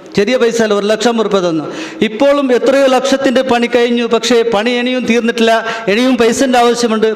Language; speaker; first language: Malayalam; non-native, local second language; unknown